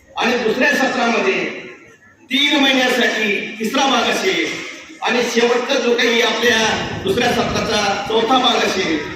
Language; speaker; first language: Marathi; native; Marathi